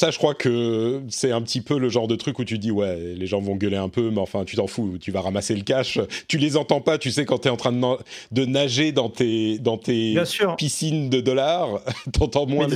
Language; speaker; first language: French; native; French